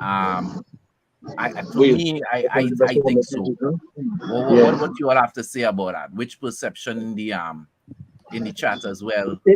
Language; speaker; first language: English; native; English